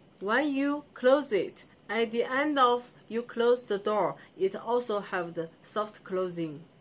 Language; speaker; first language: English; non-native, learner; Chinese